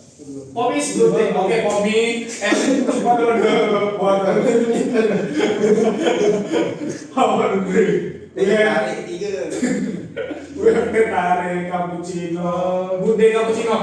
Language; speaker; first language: English; non-native, learner; Indonesian